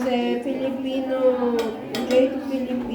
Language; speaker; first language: Portuguese; non-native, learner; Filipino